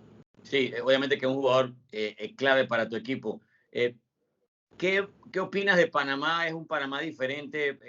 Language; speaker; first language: Spanish; native; Spanish